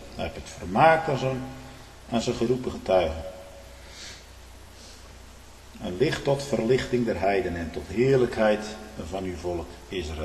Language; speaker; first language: Dutch; native; Dutch